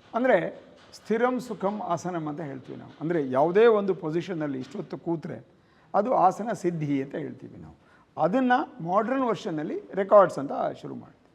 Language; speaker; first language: Kannada; native; Kannada